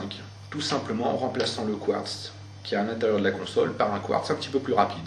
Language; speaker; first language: French; native; French